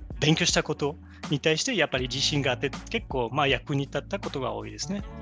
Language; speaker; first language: Japanese; non-native, fluent; French